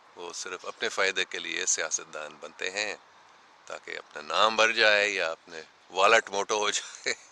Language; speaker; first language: Urdu; non-native, fluent; English